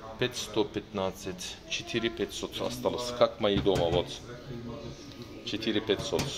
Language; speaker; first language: Russian; non-native, learner; Turkish